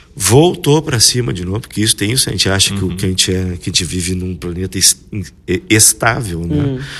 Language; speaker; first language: Portuguese; native; Portuguese